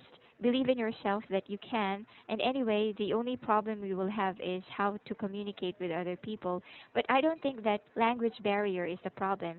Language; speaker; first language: English; non-native, local second language; Filipino